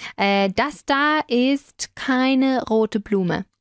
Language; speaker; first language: German; non-native, fluent; Spanish